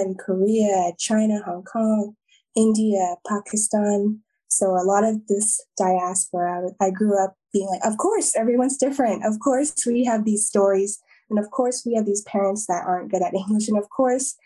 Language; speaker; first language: English; native; English